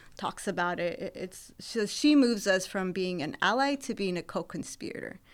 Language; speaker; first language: English; native; English